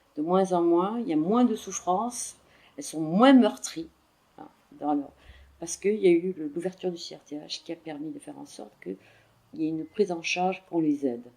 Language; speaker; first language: French; native; French